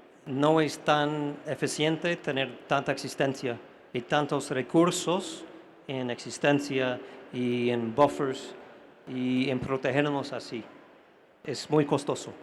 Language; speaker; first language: Spanish; non-native, fluent; English